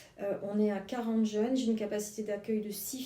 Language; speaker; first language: French; native; French